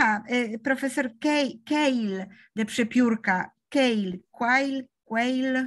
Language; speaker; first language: Hebrew; non-native, learner; Polish